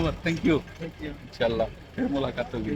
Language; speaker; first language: Hindi; non-native, learner; Bangla